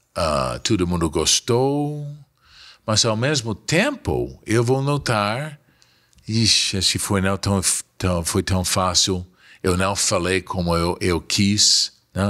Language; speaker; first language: Portuguese; non-native, fluent; English